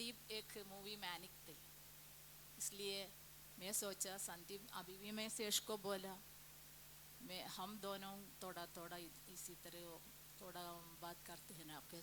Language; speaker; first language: Hindi; non-native, local second language; Malayalam